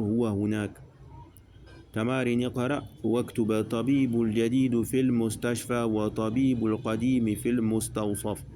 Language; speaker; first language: Arabic; non-native, fluent; French